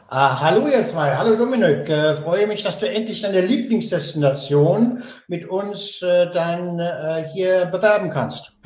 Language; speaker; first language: German; native; German